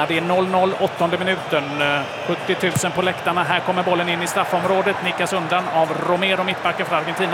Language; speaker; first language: Swedish; native; Swedish